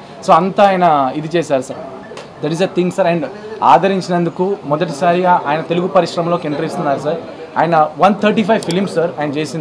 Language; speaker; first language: Telugu; native; Telugu